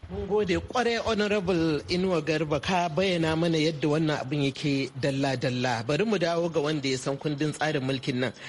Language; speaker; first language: Hausa; native; Hausa